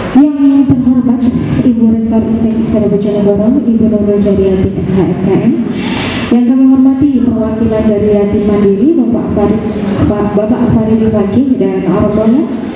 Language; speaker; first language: Indonesian; native; Indonesian